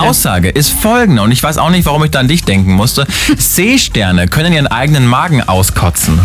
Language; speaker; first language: German; native; German